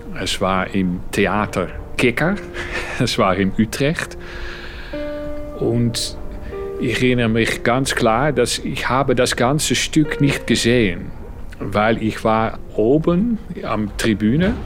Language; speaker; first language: German; non-native, fluent; Dutch